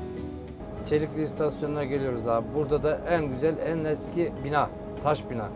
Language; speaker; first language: Turkish; native; Turkish